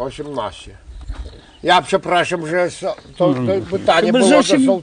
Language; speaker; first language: Polish; non-native, local second language; Belarusian